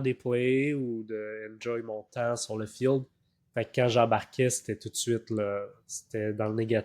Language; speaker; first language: French; native; French